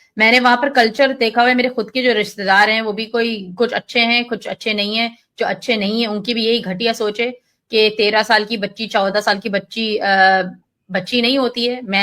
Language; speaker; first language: Hindi; early bilingual, heritage; Urdu